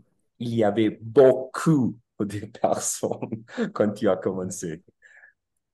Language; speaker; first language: French; non-native, learner; Spanish